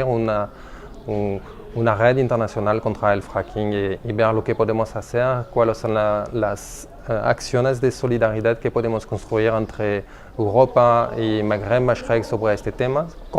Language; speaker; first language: Spanish; non-native, fluent; French